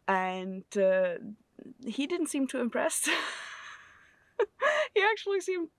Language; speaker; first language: English; non-native, fluent; German